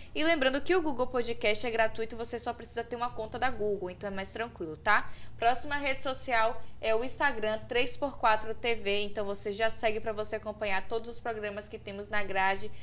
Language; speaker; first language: Portuguese; native; Portuguese